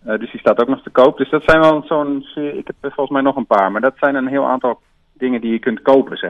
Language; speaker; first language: Dutch; native; Dutch